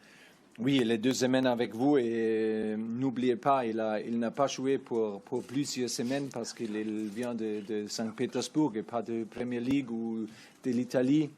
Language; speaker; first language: French; non-native, learner; German